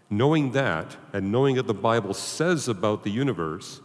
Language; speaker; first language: English; native; English